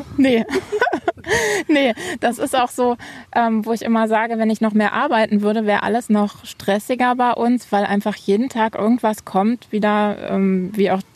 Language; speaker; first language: German; native; German